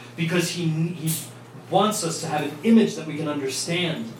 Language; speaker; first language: English; native; English